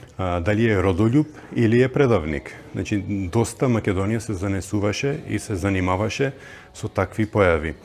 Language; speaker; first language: Macedonian; early bilingual, heritage; Macedonian